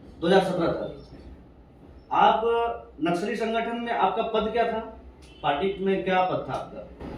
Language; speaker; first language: Hindi; native; Hindi